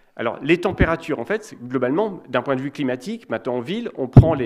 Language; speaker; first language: French; native; French